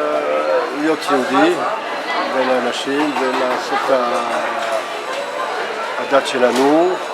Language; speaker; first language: Hebrew; non-native, learner; French